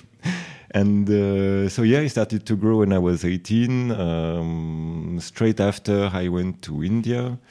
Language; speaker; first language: English; non-native, fluent; French